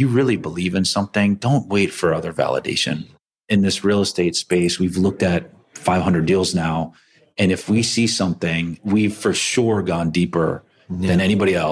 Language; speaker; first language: English; native; English